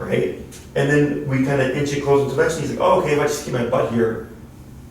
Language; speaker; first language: English; native; English